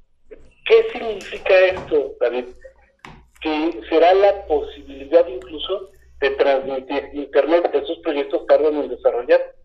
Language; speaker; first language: Spanish; native; Spanish